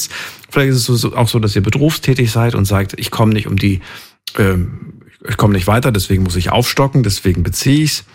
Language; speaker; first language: German; native; German